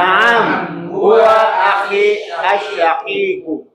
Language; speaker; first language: Arabic; non-native, learner; Indonesian